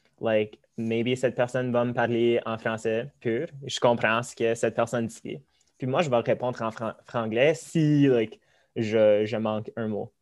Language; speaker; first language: French; early bilingual, other home language; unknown